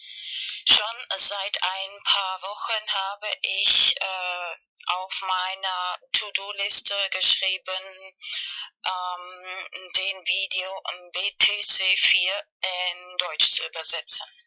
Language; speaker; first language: German; non-native, learner; Spanish